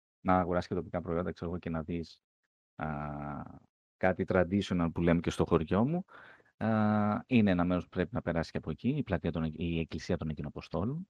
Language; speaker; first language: Greek; native; Greek